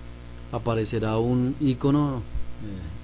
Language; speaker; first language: Spanish; native; Spanish